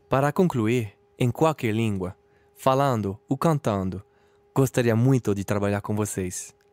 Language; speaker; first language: Portuguese; non-native, fluent; French